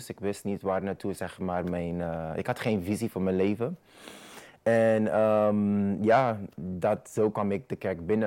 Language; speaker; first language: Dutch; non-native, fluent; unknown